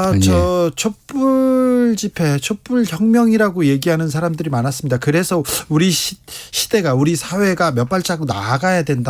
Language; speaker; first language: Korean; native; Korean